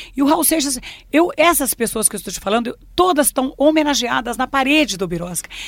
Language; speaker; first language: Portuguese; native; Portuguese